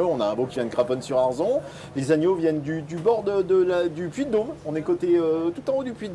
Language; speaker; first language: French; native; French